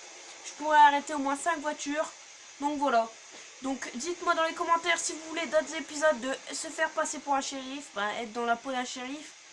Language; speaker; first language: French; native; French